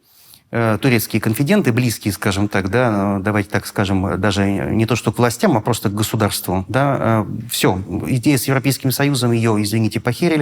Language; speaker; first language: Russian; native; Russian